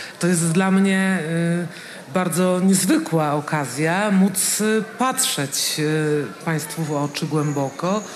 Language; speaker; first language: Polish; native; Polish